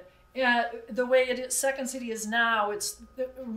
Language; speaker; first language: English; native; English